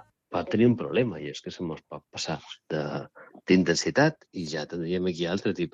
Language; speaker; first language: Catalan; native; Catalan